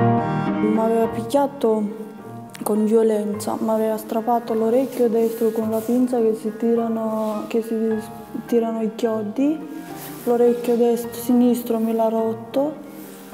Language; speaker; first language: Italian; non-native, learner; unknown